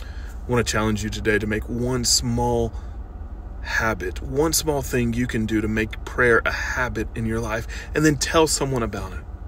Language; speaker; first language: English; native; English